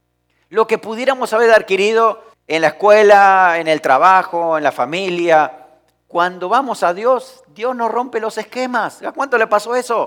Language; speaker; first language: Spanish; native; Spanish